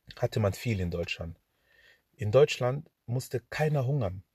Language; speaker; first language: German; early bilingual, other home language; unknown